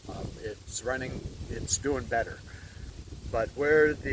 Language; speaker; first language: English; native; English